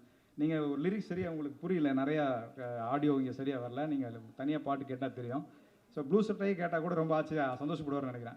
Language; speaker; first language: Tamil; native; Tamil